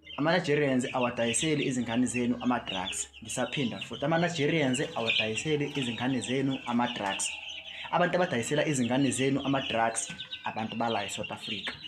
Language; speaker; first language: Zulu; native; Zulu